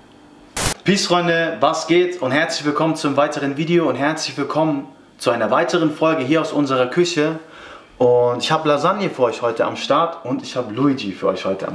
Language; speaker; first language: German; native; German